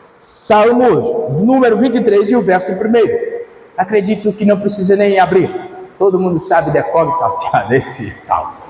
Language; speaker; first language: Portuguese; native; Portuguese